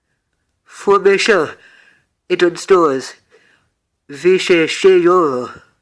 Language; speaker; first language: Irish; non-native, learner; English